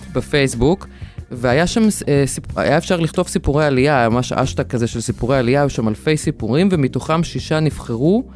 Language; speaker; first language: Hebrew; non-native, fluent; Lithuanian